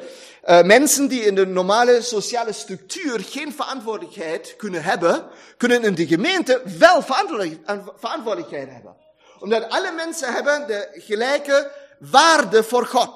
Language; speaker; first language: Dutch; non-native, fluent; German